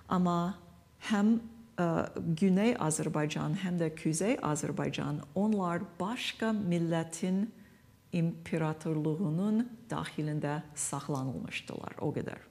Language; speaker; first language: Turkish; non-native, fluent; English